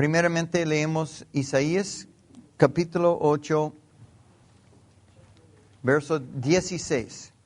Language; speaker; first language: Spanish; non-native, learner; English